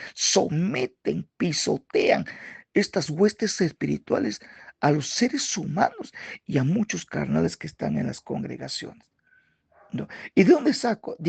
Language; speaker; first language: Spanish; native; Spanish